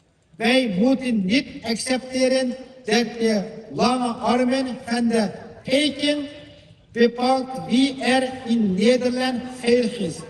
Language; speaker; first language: Dutch; non-native, learner; Uyghur